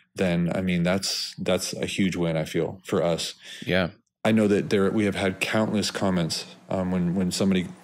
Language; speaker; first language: English; native; English